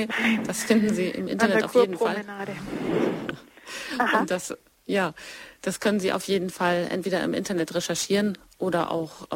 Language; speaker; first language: German; native; German